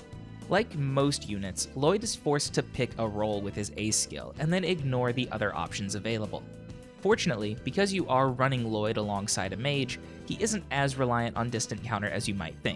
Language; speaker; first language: English; native; English